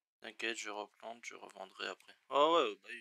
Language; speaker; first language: French; native; French